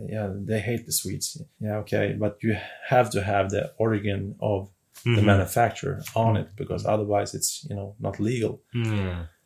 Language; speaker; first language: English; non-native, fluent; Swedish